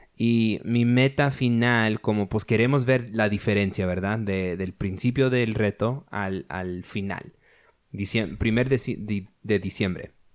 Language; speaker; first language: Spanish; early bilingual, heritage; Spanish